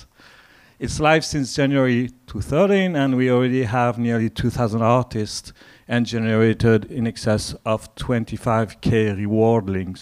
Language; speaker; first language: English; non-native, fluent; French